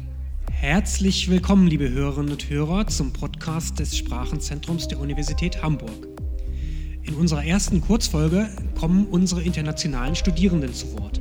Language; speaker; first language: German; native; German